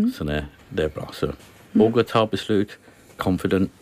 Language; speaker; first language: Swedish; non-native, learner; English